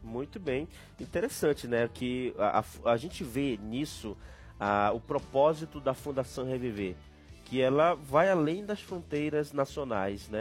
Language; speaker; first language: Portuguese; native; Portuguese